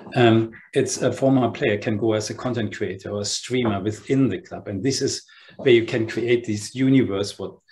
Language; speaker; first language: English; non-native, fluent; German